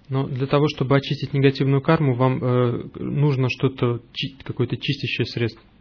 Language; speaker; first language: Russian; native; Russian